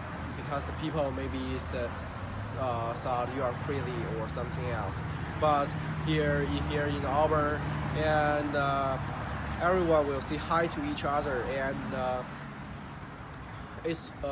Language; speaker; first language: English; non-native, learner; Chinese